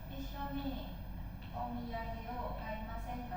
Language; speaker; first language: Japanese; non-native, learner; Indonesian